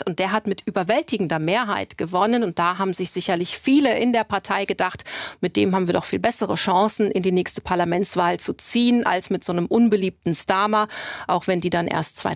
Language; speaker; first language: German; native; German